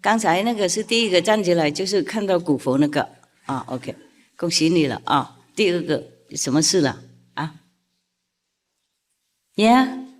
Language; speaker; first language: Chinese; non-native, fluent; Vietnamese